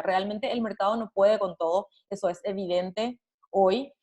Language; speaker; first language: Spanish; native; Spanish